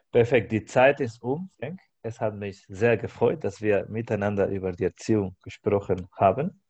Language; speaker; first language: German; non-native, fluent; Spanish